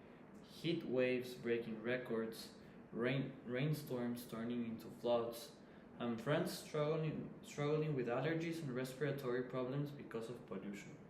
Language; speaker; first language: English; non-native, fluent; Spanish